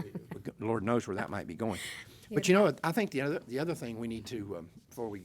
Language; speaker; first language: English; native; English